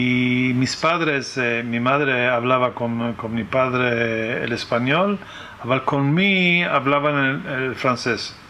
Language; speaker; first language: Spanish; early bilingual, heritage; French